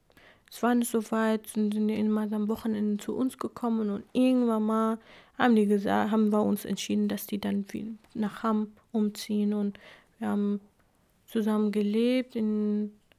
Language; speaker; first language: German; non-native, fluent; Kurdish